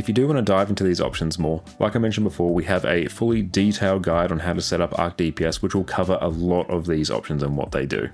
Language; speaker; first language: English; native; English